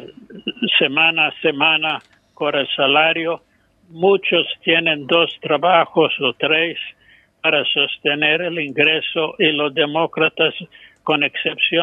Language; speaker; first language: Spanish; non-native, fluent; English